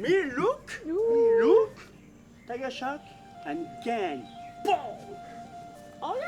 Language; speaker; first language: English; non-native, learner; French